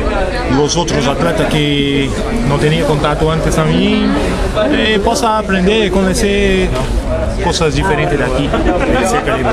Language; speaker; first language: Spanish; non-native, learner; Portuguese